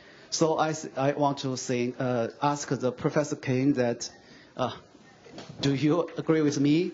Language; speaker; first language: English; non-native, fluent; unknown